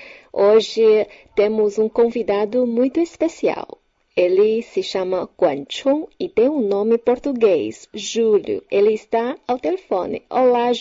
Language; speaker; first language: Portuguese; non-native, fluent; Chinese